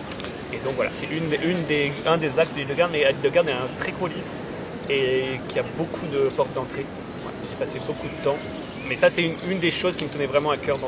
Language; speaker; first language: French; native; French